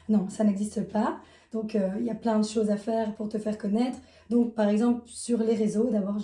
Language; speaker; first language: French; native; French